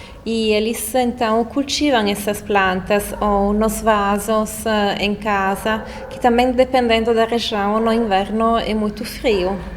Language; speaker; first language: Portuguese; non-native, fluent; Italian